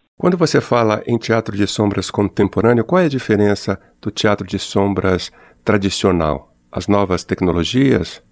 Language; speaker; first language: Portuguese; native; Portuguese